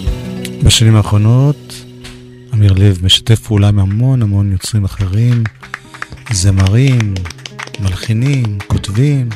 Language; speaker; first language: Hebrew; native; Hebrew